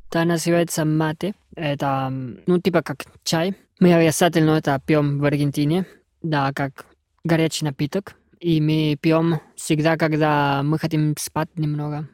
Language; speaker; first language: Russian; non-native, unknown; Spanish